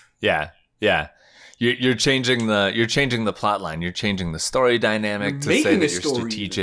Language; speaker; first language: English; native; English